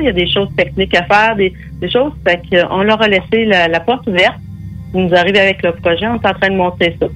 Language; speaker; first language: French; native; French